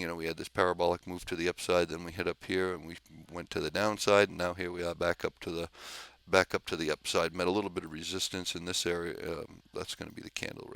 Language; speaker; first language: English; native; English